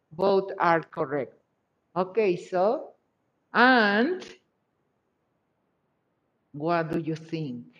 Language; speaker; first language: English; non-native, fluent; Spanish